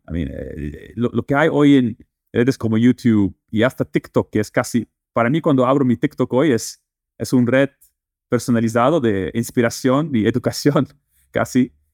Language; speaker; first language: Spanish; non-native, fluent; Dutch